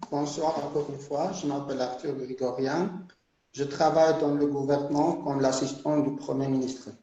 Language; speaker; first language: French; non-native, fluent; Armenian